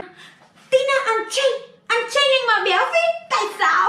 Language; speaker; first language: Vietnamese; non-native, learner; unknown